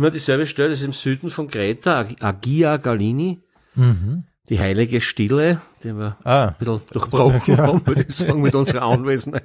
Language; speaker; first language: German; native; German